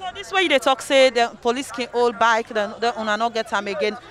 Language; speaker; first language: English; non-native, local second language; Krio